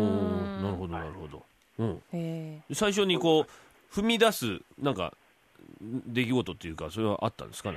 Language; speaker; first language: Japanese; native; Japanese